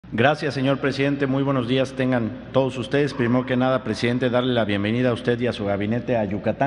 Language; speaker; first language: Spanish; native; Spanish